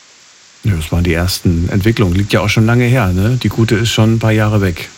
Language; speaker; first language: German; native; German